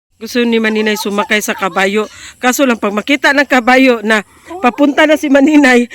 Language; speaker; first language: Filipino; non-native, local second language; Cebuano